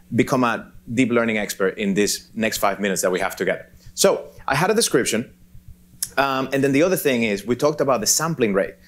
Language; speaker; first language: English; non-native, fluent; Spanish